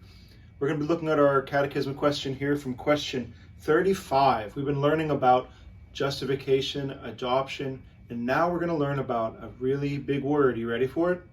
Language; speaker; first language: English; native; English